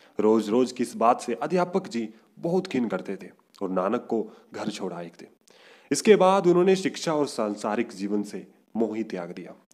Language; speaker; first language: Hindi; non-native, local second language; Punjabi